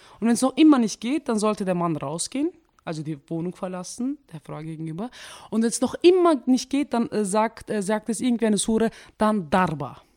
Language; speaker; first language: German; early bilingual, other home language; Turkish